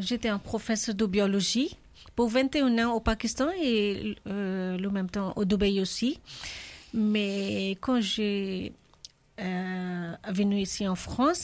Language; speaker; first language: French; non-native, learner; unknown